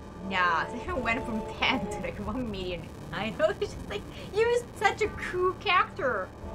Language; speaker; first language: English; non-native, fluent; Japanese